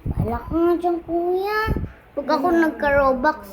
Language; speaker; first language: Filipino; native; Filipino